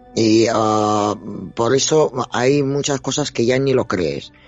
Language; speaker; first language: Spanish; non-native, fluent; Russian